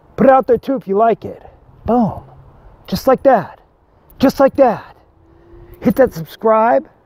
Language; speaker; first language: English; native; English